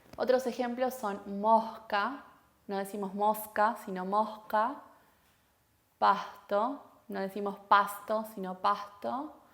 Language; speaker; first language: Spanish; native; Spanish